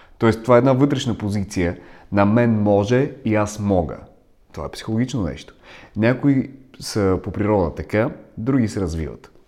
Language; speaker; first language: Bulgarian; non-native, fluent; Russian